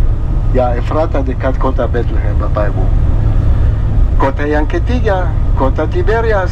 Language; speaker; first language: Indonesian; non-native, fluent; Hebrew